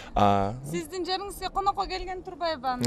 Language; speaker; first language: Kyrgyz; native; Kyrgyz